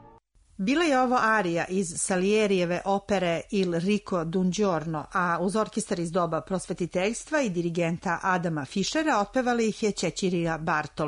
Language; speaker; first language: Serbian; native; Serbian